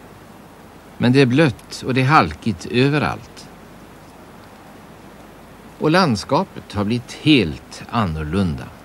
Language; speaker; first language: Swedish; native; Swedish